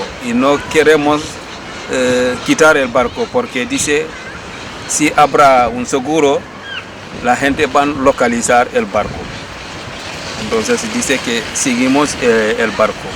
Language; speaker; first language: Spanish; non-native, fluent; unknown